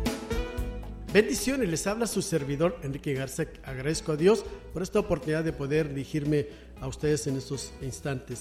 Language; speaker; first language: Spanish; native; Spanish